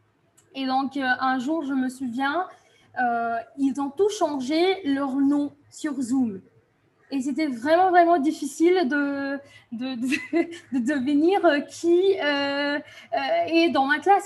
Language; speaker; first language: French; non-native, fluent; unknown